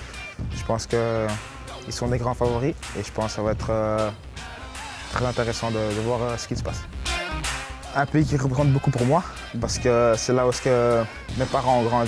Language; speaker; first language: French; early bilingual, other home language; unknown